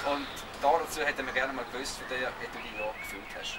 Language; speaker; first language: German; native; German